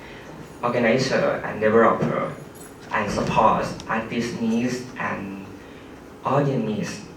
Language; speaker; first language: English; non-native, learner; Thai